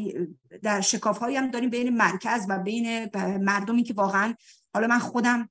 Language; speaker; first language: Persian; native; Persian